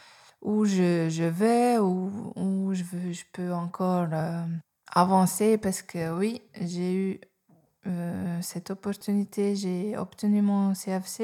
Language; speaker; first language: French; non-native, fluent; Hungarian